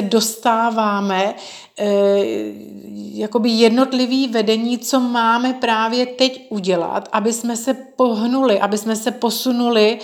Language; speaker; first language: Czech; native; Czech